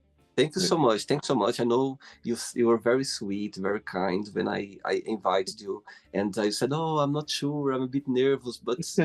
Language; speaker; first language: English; non-native, fluent; Portuguese